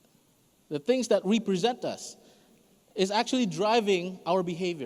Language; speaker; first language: English; non-native, fluent; Indonesian